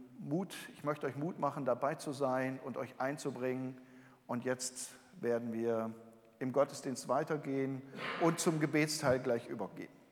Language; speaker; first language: German; native; German